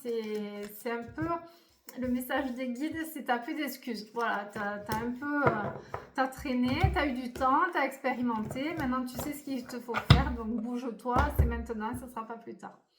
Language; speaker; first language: French; native; French